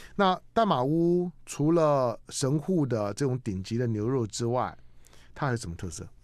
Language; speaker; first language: Chinese; native; Chinese